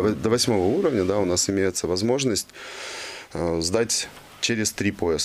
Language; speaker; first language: Russian; native; Russian